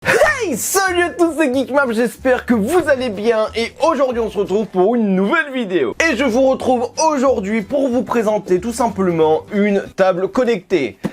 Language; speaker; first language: French; native; French